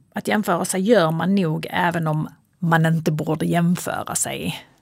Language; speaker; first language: Swedish; early bilingual, other home language; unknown